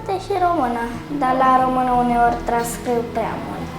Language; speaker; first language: Romanian; early bilingual, other home language; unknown